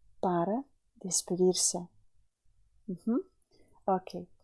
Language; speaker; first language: Spanish; non-native, fluent; Ukrainian